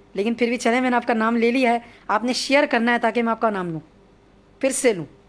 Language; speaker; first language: Urdu; native; Urdu